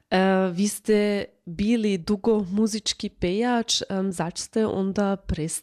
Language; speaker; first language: Serbian; native; Serbian